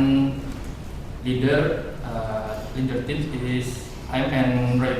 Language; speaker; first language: English; non-native, learner; Indonesian